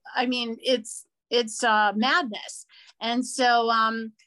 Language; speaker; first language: English; native; English